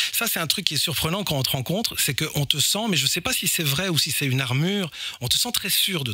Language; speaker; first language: French; native; French